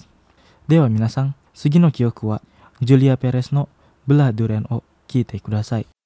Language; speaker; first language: Japanese; non-native, fluent; Indonesian